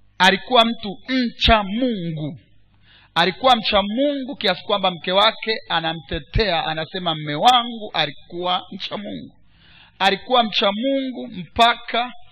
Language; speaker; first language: Swahili; non-native, local second language; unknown